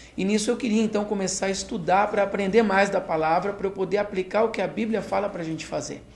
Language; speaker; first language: Portuguese; native; Portuguese